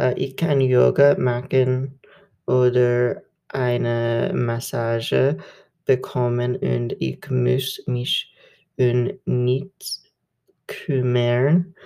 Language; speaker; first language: German; non-native, learner; English